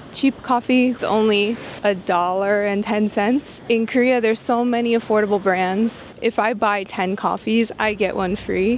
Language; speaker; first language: English; native; English